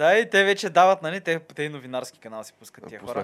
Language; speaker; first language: Bulgarian; native; Bulgarian